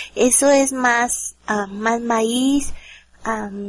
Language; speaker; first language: Spanish; native; Spanish